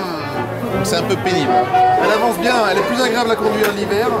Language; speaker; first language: French; native; French